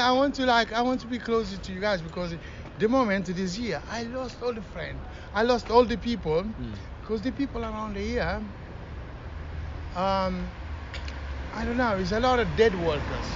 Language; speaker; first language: English; non-native, learner; Kabuverdianu